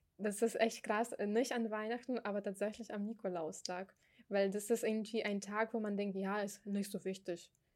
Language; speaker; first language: German; non-native, fluent; Ukrainian